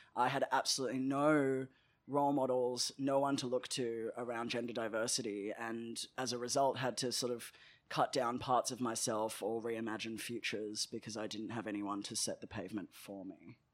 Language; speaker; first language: English; native; English